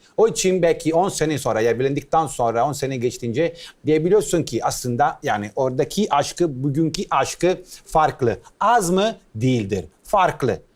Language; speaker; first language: Turkish; non-native, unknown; Italian